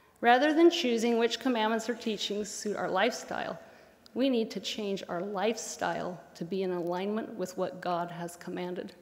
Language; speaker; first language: English; native; English